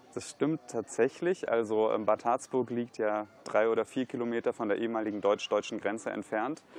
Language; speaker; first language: German; native; German